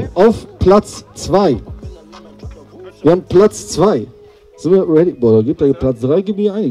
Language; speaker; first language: German; native; German